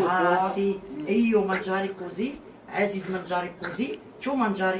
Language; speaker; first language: Italian; non-native, learner; Arabic